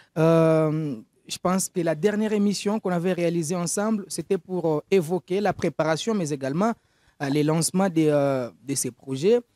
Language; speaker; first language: French; native; French